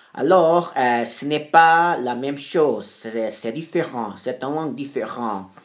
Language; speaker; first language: French; non-native, learner; Portuguese